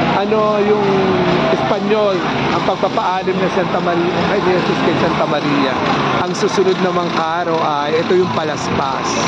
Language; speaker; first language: Filipino; native; Filipino